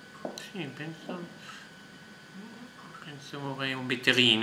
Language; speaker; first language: Italian; non-native, learner; German